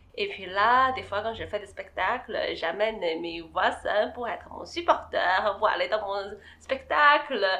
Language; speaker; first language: French; non-native, fluent; Chinese